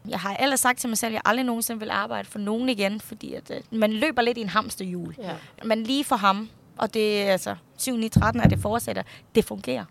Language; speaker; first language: Danish; early bilingual, other home language; Thai